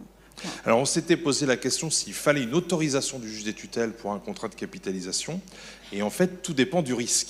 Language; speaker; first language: French; native; French